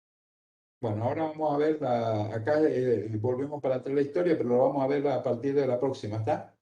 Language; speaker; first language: Spanish; native; Spanish